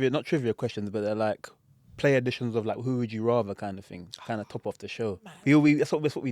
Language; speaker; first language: English; native; English